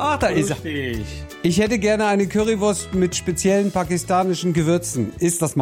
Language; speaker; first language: German; native; German